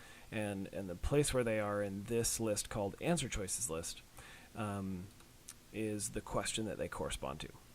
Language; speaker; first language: English; native; English